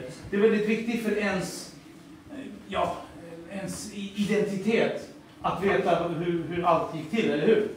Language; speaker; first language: Swedish; early bilingual, other home language; Assyrian Neo-Aramaic